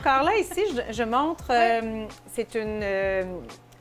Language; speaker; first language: French; native; French